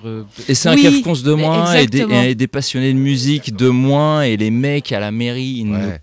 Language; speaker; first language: French; native; French